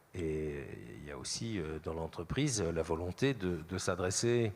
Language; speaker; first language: French; native; French